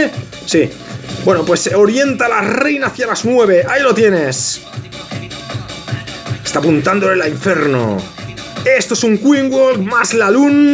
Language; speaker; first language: Spanish; native; Spanish